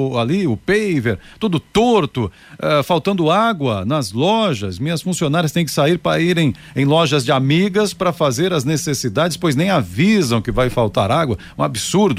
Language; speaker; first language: Portuguese; native; Portuguese